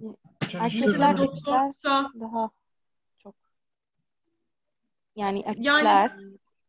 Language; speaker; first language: Turkish; non-native, learner; Arabic